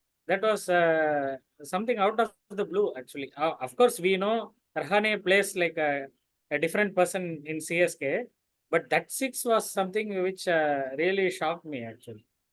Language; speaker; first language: English; non-native, local second language; Tamil